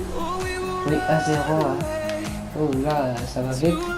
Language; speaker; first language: French; native; French